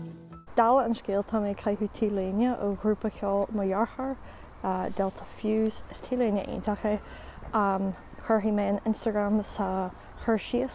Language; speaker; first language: Irish; non-native, local second language; English